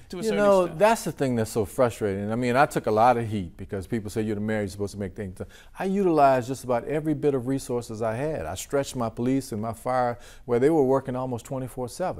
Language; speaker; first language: English; native; English